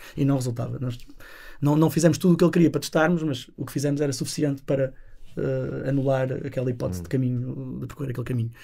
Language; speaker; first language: Portuguese; native; Portuguese